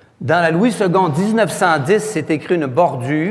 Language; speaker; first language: French; native; French